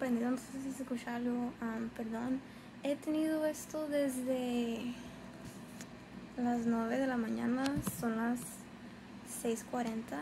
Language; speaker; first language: Spanish; early bilingual, heritage; Spanish